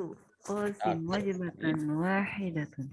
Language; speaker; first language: Arabic; non-native, learner; Indonesian